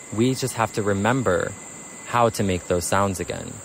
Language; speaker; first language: English; native; English